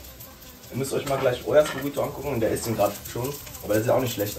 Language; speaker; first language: German; native; German